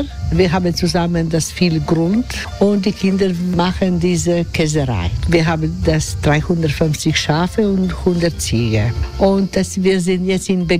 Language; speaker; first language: German; non-native, learner; Croatian